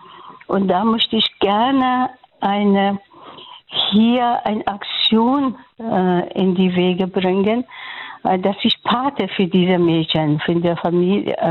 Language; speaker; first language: German; non-native, fluent; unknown